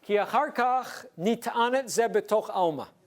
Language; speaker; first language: Hebrew; non-native, fluent; English